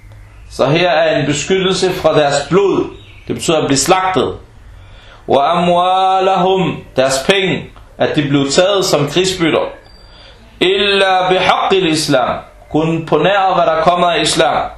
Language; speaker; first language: Danish; non-native, local second language; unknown